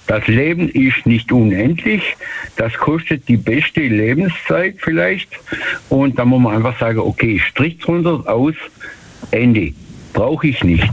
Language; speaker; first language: German; native; German